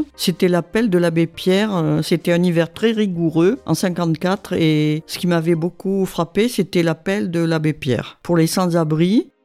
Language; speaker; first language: French; native; French